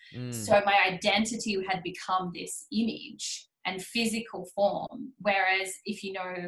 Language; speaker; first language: English; native; English